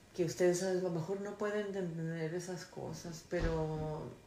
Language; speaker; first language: Spanish; early bilingual, other home language; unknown